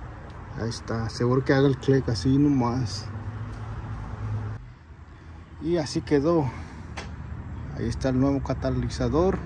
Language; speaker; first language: Spanish; early bilingual, heritage; Spanish